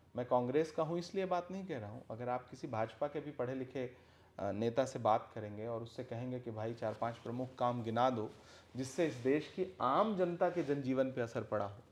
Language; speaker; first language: Hindi; native; Hindi